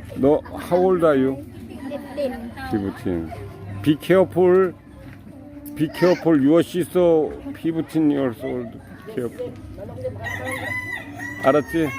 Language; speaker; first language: English; non-native, learner; Korean